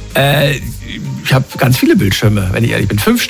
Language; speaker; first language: German; native; German